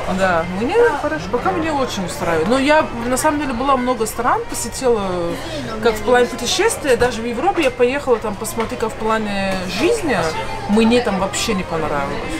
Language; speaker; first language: Russian; non-native, fluent; Persian